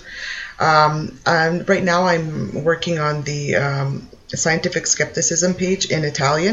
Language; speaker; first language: English; native; English